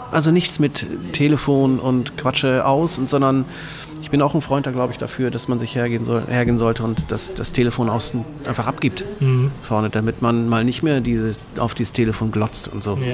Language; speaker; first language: German; native; German